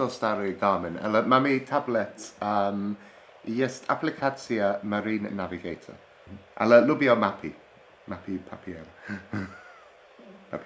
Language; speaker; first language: Polish; non-native, learner; English